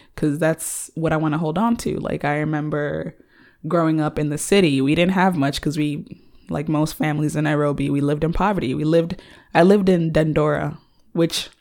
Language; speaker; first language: English; early bilingual, other home language; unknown